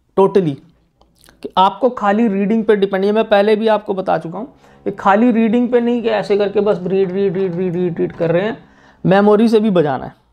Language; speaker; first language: Hindi; native; Hindi